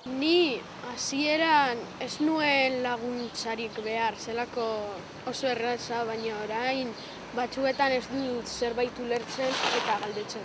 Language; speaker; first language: Basque; non-native, local second language; Spanish